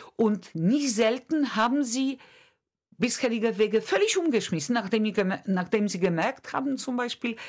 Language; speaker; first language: German; non-native, fluent; Polish